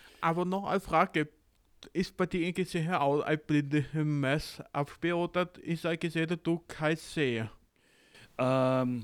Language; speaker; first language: German; non-native, learner; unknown